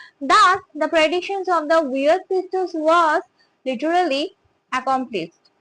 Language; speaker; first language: English; non-native, local second language; Bangla